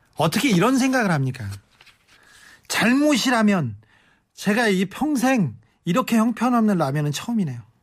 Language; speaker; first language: Korean; native; Korean